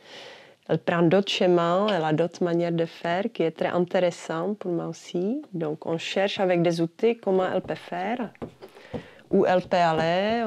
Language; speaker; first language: French; non-native, fluent; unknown